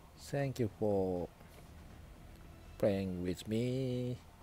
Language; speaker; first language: English; non-native, learner; Japanese